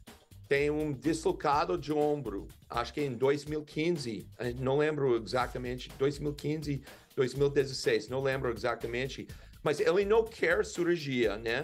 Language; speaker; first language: Portuguese; non-native, learner; English